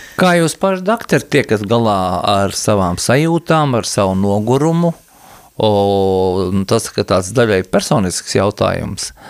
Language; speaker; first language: Latvian; native; Latvian